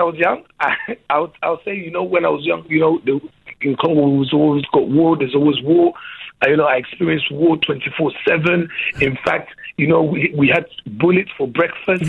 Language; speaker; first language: English; early bilingual, other home language; Lingala